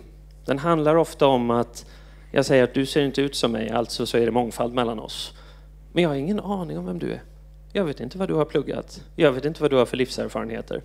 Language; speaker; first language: Swedish; native; Swedish